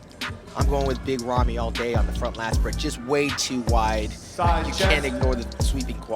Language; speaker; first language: English; native; English